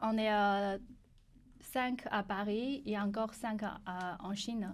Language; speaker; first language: French; non-native, learner; Chinese